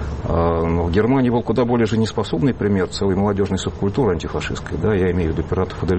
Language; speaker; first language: Russian; native; Russian